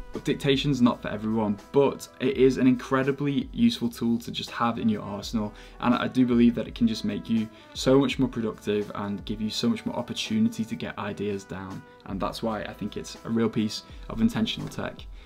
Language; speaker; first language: English; native; English